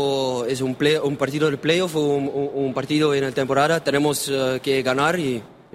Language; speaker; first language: Spanish; non-native, learner; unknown